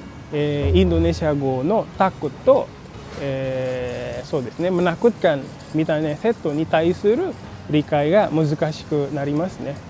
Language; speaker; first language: Japanese; non-native, fluent; Indonesian